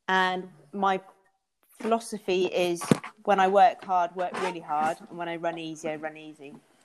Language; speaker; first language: English; native; English